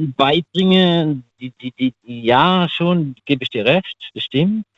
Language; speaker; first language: German; native; German